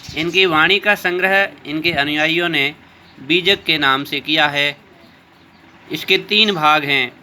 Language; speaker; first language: Hindi; native; Hindi